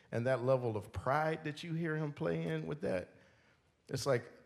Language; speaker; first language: English; native; English